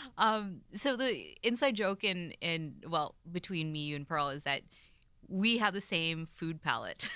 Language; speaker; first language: English; native; English